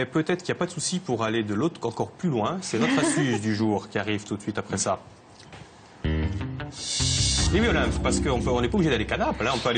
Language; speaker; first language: French; native; French